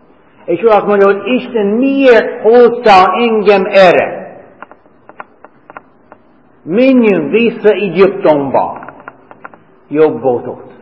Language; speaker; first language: Hungarian; non-native, fluent; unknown